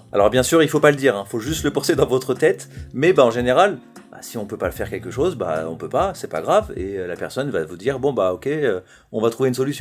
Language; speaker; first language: French; native; French